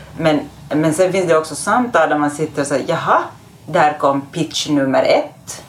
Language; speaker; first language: Swedish; native; Swedish